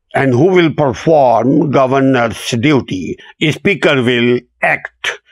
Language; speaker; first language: English; non-native, local second language; Urdu